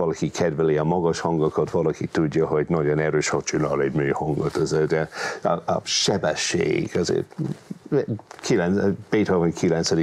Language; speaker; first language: Hungarian; non-native, fluent; English